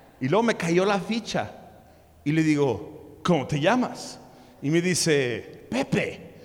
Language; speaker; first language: Spanish; early bilingual, other home language; English